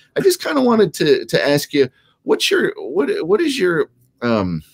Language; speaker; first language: English; native; English